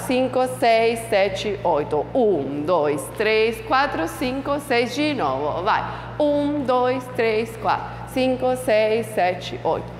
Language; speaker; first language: Portuguese; non-native, fluent; Spanish